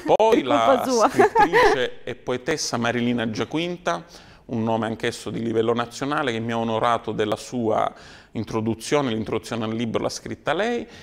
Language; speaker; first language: Italian; native; Italian